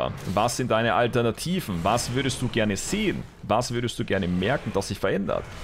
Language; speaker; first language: German; native; German